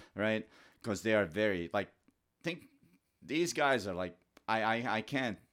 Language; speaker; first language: English; non-native, fluent; Bosnian